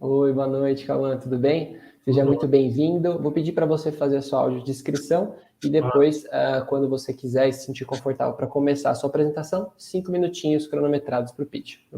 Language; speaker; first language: Portuguese; native; Portuguese